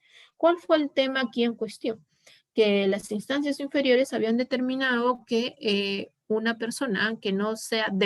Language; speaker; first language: Spanish; native; Spanish